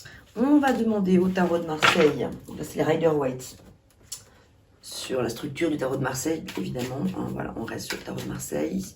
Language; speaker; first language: French; native; French